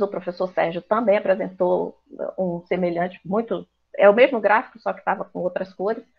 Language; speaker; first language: Portuguese; native; Portuguese